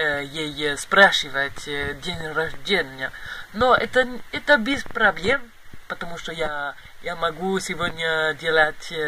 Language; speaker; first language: Russian; non-native, learner; Spanish